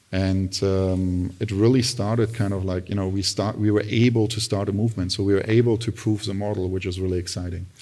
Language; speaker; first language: English; non-native, fluent; German